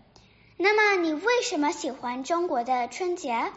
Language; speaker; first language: Chinese; early bilingual, other home language; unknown